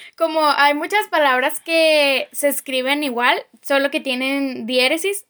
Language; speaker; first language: Spanish; native; Spanish